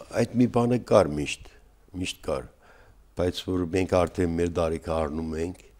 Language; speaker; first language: Armenian; native; Armenian